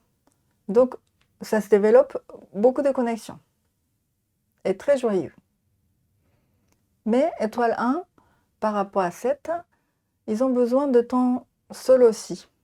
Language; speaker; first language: French; non-native, fluent; Japanese